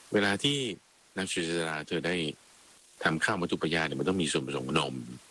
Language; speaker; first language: Thai; native; Thai